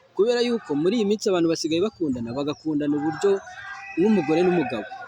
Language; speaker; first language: Kinyarwanda; native; Kinyarwanda